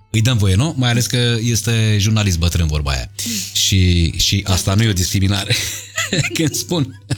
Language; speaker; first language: Romanian; native; Romanian